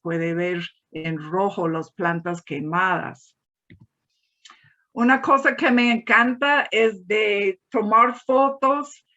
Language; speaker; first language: Spanish; non-native, fluent; English